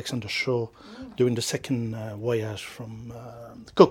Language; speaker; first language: English; non-native, fluent; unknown